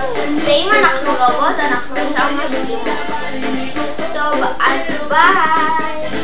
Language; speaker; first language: Hebrew; native; Hebrew